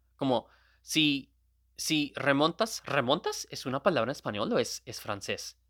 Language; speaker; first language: Spanish; non-native, fluent; Gujarati